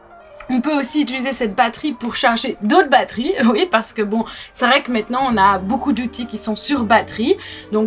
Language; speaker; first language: French; native; French